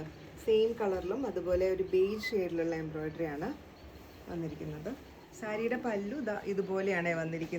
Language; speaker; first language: Malayalam; native; Malayalam